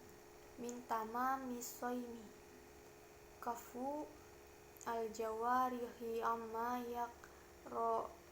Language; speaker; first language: Arabic; non-native, learner; Indonesian